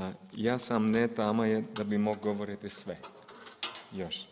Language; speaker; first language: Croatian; non-native, learner; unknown